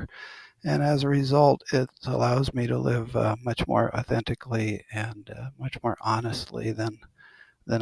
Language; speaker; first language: English; native; English